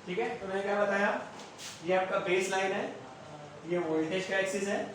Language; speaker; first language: Hindi; non-native, local second language; Marathi